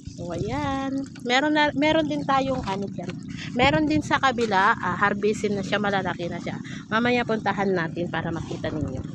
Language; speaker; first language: Filipino; native; Filipino